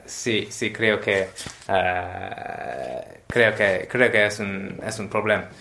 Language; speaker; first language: Spanish; non-native, learner; English